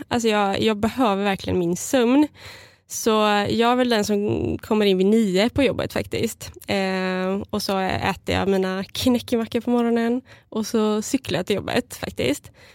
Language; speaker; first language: Swedish; early bilingual, other home language; Bulgarian